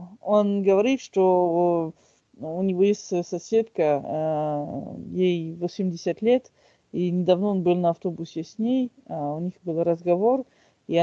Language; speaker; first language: Russian; non-native, fluent; French